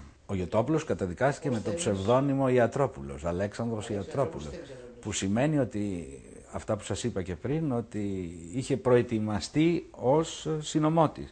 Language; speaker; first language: Greek; native; Greek